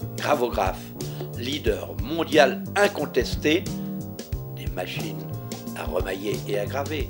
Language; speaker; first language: French; native; French